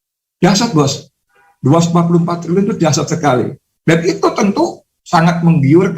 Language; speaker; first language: Indonesian; native; Indonesian